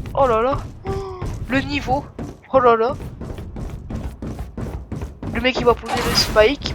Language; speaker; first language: French; native; French